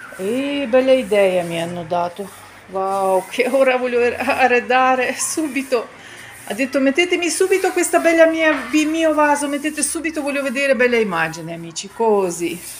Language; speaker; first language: Italian; non-native, learner; Ukrainian